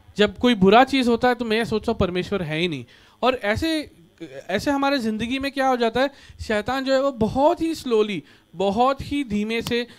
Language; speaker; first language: Hindi; non-native, local second language; Marathi